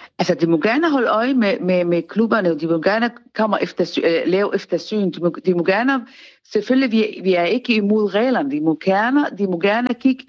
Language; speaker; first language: Danish; non-native, learner; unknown